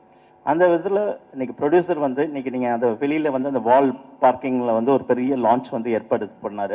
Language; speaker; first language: Tamil; native; Tamil